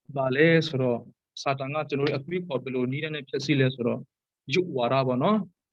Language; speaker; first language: Burmese; non-native, local second language; Tedim Chin